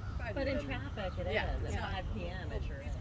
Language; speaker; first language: English; native; English